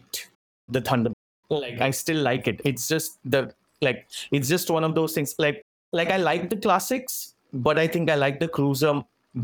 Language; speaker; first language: English; non-native, local second language; Marathi